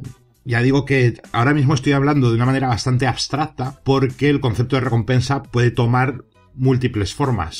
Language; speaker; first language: Spanish; native; Spanish